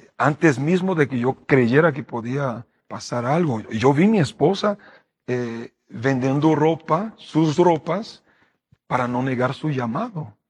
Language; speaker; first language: Spanish; non-native, fluent; Portuguese